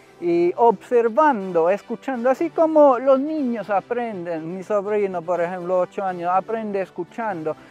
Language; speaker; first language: Spanish; non-native, fluent; Finnish